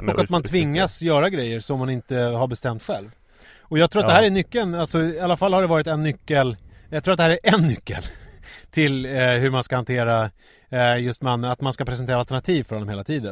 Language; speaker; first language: Swedish; native; Swedish